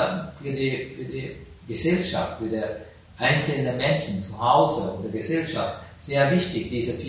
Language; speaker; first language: German; non-native, learner; Sinhala